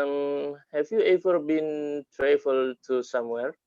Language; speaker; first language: English; non-native, learner; Indonesian